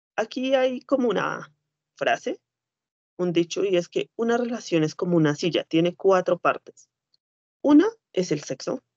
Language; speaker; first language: Spanish; native; Spanish